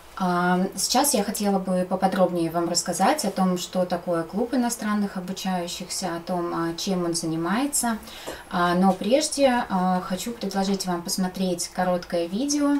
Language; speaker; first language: Russian; native; Russian